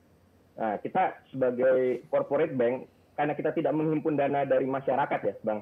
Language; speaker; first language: Indonesian; native; Indonesian